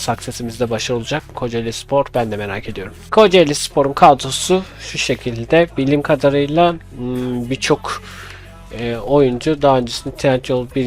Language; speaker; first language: Turkish; native; Turkish